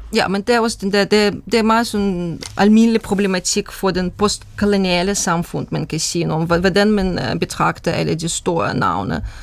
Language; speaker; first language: Danish; non-native, fluent; Russian